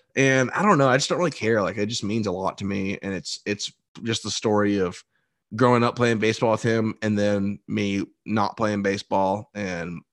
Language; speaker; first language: English; native; English